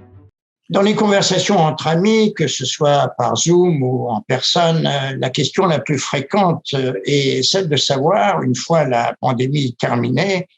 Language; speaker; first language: French; native; French